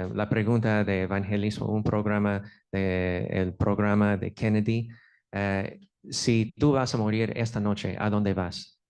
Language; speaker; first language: Spanish; non-native, fluent; English